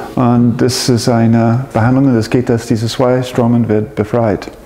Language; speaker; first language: German; non-native, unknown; English